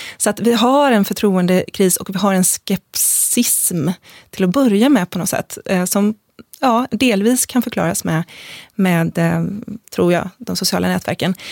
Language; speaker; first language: Swedish; native; Swedish